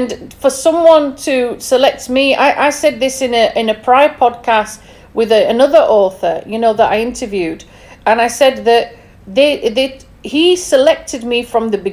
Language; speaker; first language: English; native; English